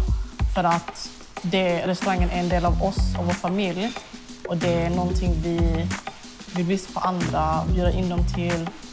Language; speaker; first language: Swedish; early bilingual, other home language; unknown